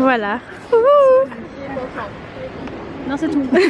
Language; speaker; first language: French; native; French